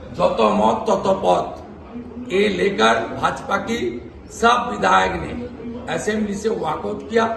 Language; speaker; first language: Hindi; non-native, local second language; Bangla